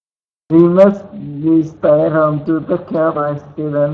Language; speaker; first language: English; non-native, learner; Vietnamese